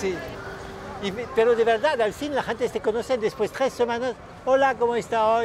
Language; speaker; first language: Spanish; non-native, fluent; French